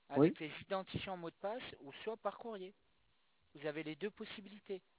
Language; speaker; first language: French; native; French